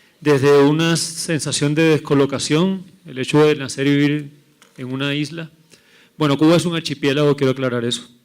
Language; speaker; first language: Spanish; native; Spanish